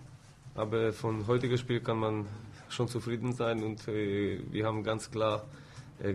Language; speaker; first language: German; non-native, fluent; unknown